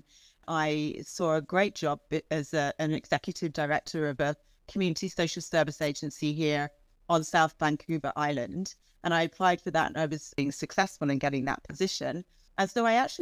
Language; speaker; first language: English; native; English